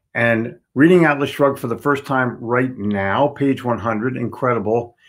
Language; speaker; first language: English; native; English